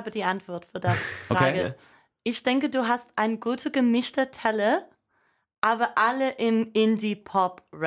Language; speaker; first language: German; non-native, learner; English